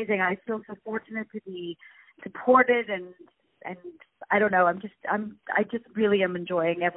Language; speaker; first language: English; native; English